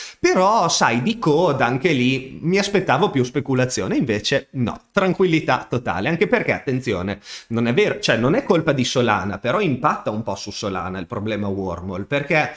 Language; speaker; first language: Italian; native; Italian